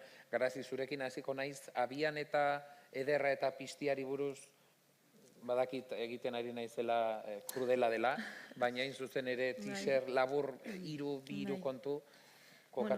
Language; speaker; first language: Basque; native; Basque